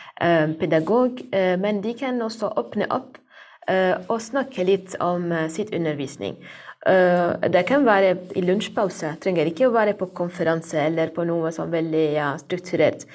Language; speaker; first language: Norwegian; non-native, learner; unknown